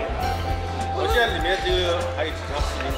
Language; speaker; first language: Chinese; native; Chinese